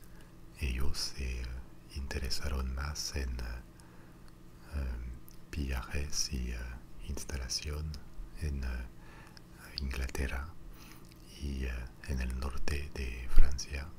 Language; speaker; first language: Spanish; non-native, fluent; French